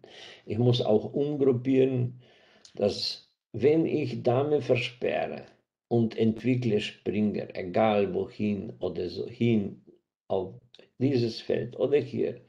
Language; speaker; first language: German; non-native, fluent; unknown